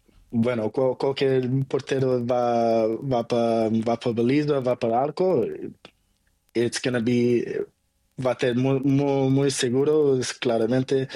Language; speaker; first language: Spanish; non-native, learner; Portuguese